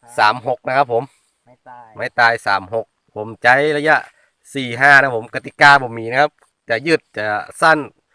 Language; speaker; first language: Thai; native; Thai